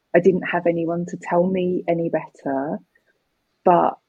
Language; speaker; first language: English; native; English